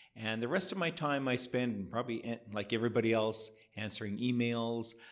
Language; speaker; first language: English; native; English